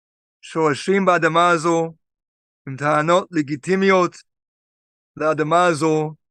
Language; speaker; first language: Hebrew; non-native, fluent; English